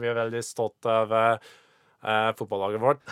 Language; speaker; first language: Norwegian; non-native, fluent; English